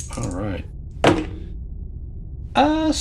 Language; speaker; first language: English; native; English